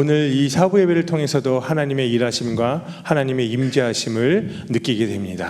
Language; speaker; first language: Korean; native; Korean